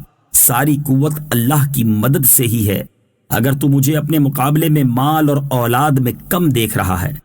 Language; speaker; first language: Urdu; native; Urdu